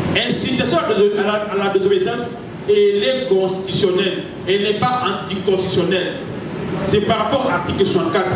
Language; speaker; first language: French; non-native, local second language; Lingala